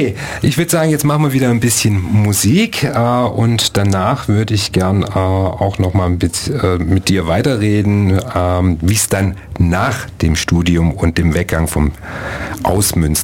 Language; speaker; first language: German; native; German